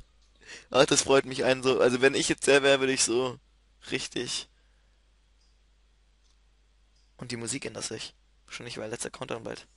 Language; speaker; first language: German; native; German